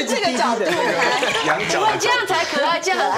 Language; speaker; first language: Chinese; native; Chinese